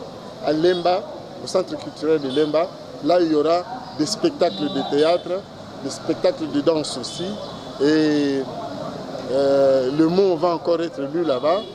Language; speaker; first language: French; non-native, local second language; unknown